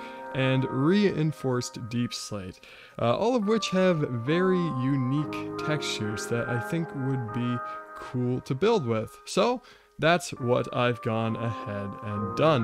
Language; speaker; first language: English; native; English